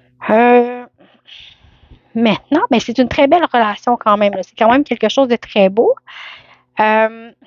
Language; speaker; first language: French; native; French